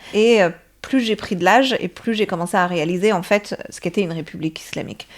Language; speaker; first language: French; early bilingual, other home language; Persian